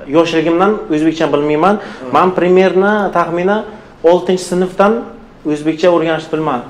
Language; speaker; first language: Uzbek; non-native, local second language; Russian